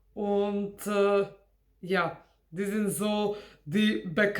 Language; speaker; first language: German; non-native, fluent; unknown